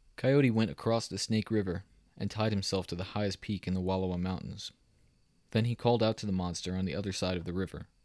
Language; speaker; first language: English; native; English